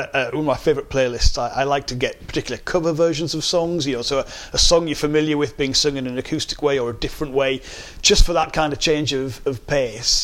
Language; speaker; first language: English; native; English